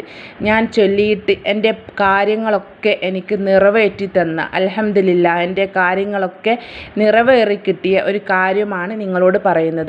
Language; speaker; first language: Malayalam; native; Malayalam